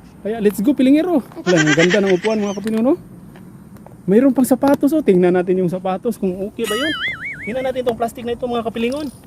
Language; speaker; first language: Filipino; non-native, local second language; Cebuano